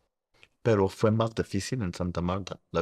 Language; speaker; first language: Spanish; early bilingual, heritage; Spanish